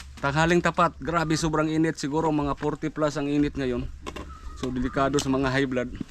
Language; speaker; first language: Filipino; non-native, local second language; Cebuano